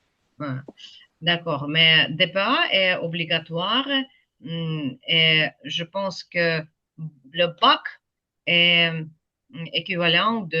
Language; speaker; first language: French; non-native, fluent; Ukrainian